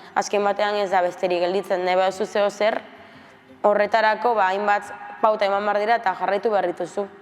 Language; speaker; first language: Basque; early bilingual, other home language; Spanish